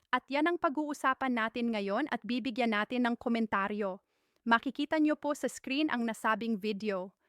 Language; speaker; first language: Filipino; native; Filipino